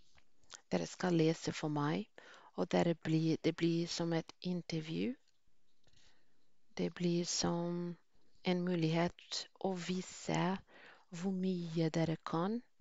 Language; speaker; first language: Norwegian; non-native, fluent; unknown